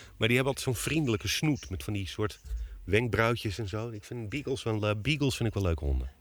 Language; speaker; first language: Dutch; native; Dutch